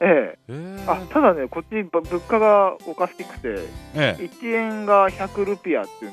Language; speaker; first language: Japanese; native; Japanese